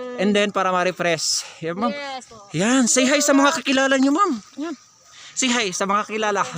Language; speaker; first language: Filipino; non-native, local second language; Cebuano